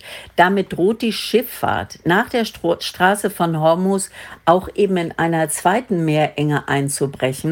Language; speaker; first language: German; native; German